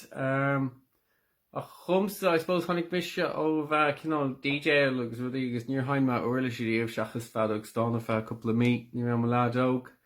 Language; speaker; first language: Irish; native; Irish